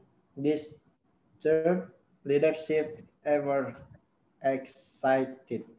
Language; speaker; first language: English; non-native, learner; Indonesian